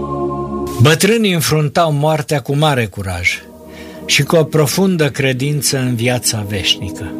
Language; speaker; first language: Romanian; native; Romanian